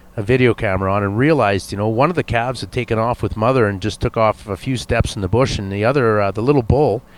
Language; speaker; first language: English; native; English